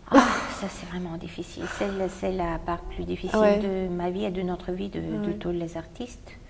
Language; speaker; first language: French; non-native, fluent; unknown